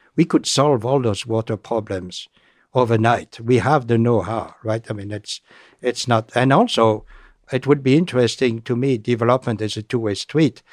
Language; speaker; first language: English; non-native, fluent; French